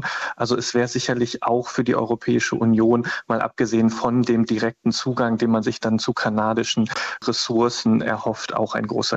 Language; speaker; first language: German; native; German